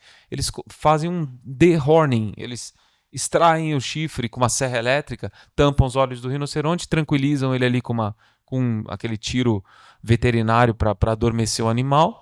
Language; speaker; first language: Portuguese; native; Portuguese